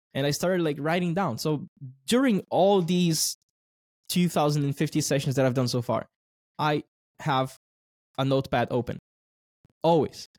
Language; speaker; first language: English; non-native, fluent; Portuguese